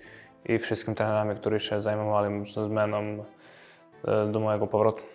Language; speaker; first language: Polish; non-native, fluent; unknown